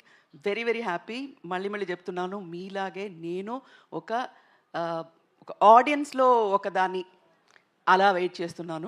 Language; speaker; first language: Telugu; non-native, local second language; Tamil